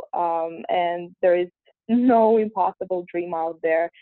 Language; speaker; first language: English; non-native, fluent; Russian